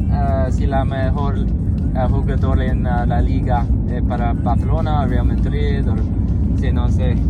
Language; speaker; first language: Spanish; non-native, learner; English